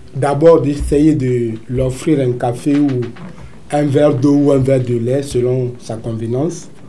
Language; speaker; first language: French; native; French